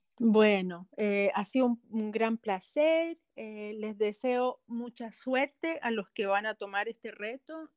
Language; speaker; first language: Spanish; early bilingual, heritage; Spanish